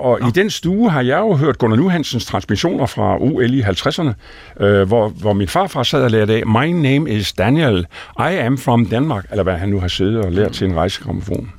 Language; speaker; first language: Danish; native; Danish